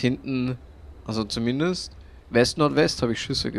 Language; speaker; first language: German; native; German